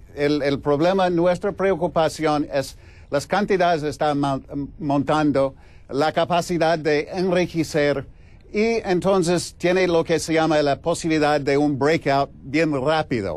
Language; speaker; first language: Spanish; non-native, fluent; English